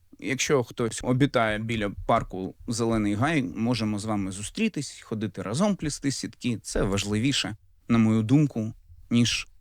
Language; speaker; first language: Ukrainian; non-native, local second language; Russian